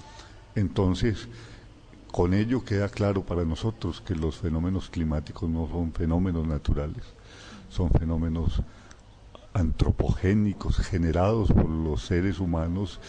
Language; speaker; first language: Spanish; native; Spanish